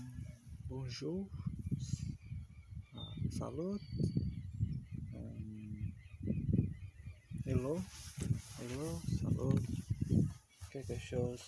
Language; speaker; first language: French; non-native, learner; Portuguese